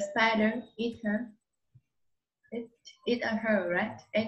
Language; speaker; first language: English; non-native, learner; Vietnamese